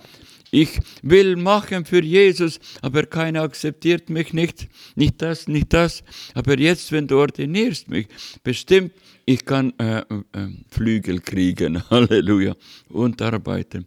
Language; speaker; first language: German; non-native, learner; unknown